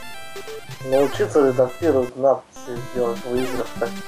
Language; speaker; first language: Russian; native; Russian